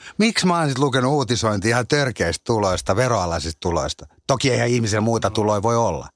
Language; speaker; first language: Finnish; native; Finnish